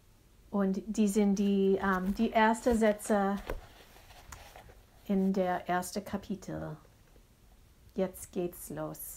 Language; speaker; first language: German; non-native, learner; English